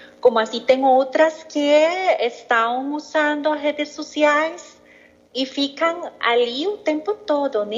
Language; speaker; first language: Portuguese; non-native, learner; Spanish